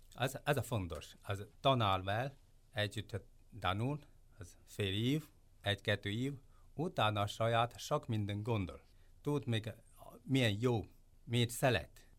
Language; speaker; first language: Hungarian; non-native, learner; Chinese